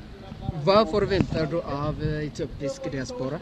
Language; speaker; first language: Norwegian; non-native, learner; Amharic